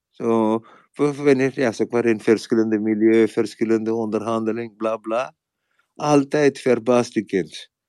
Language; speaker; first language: Dutch; non-native, learner; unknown